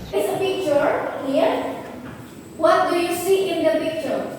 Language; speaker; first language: English; non-native, fluent; Indonesian